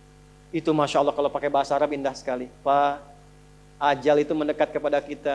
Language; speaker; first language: Indonesian; native; Indonesian